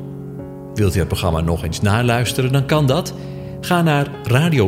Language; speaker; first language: Dutch; native; Dutch